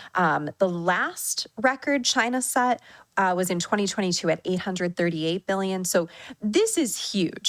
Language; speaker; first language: English; native; English